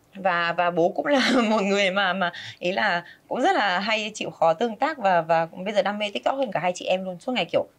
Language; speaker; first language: Vietnamese; early bilingual, other home language; Spanish